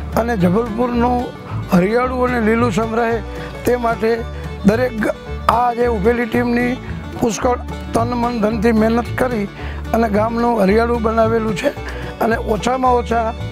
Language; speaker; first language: Gujarati; native; Gujarati